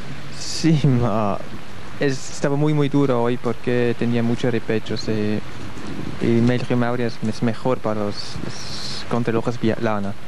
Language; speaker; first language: Spanish; non-native, learner; Swiss German